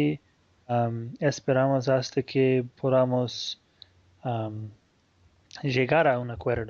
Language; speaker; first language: Spanish; non-native, fluent; Portuguese